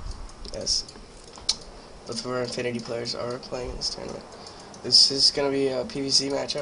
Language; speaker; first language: English; native; English